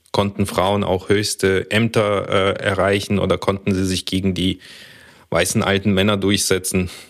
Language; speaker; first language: German; early bilingual, other home language; Russian